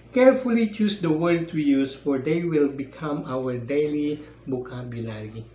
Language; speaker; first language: English; non-native, local second language; Filipino